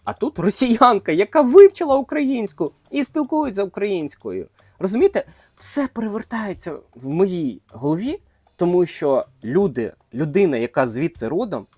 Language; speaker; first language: Ukrainian; native; Ukrainian